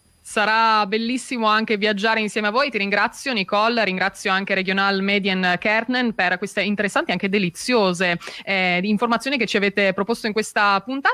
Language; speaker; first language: Italian; native; Italian